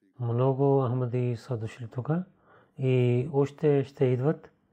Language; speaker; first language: Bulgarian; non-native, learner; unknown